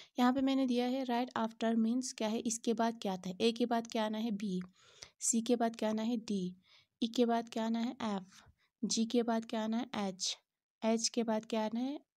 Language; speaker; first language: Hindi; non-native, local second language; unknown